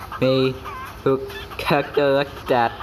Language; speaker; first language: English; non-native, learner; Indonesian